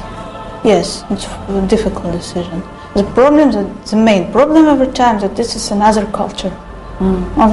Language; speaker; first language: English; non-native, learner; Russian